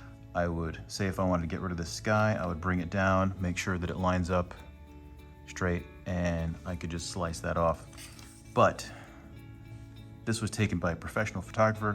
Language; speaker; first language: English; native; English